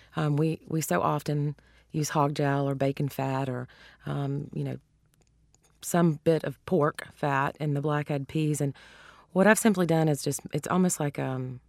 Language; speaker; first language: English; native; English